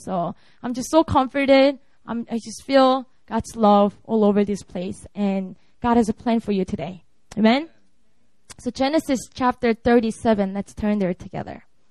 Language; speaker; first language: English; non-native, fluent; Korean